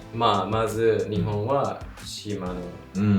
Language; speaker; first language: Japanese; non-native, learner; English